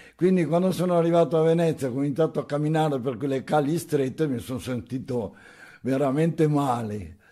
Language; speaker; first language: Italian; native; Italian